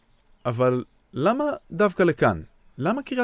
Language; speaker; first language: Hebrew; native; Hebrew